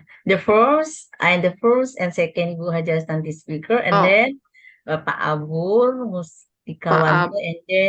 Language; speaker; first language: English; non-native, learner; Indonesian